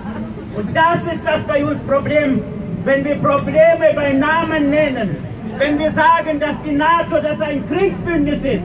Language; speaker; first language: German; non-native, fluent; Russian